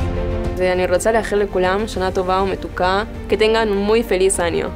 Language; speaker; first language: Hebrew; early bilingual, heritage; Spanish